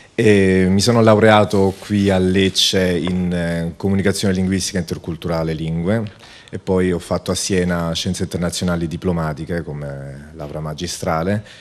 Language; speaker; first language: Italian; native; Italian